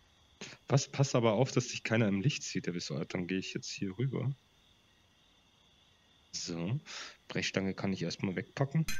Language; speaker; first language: German; native; German